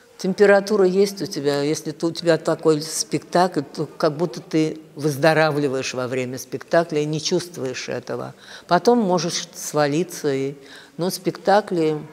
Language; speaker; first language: Russian; native; Russian